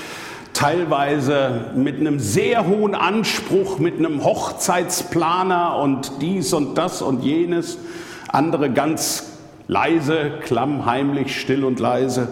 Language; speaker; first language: German; native; German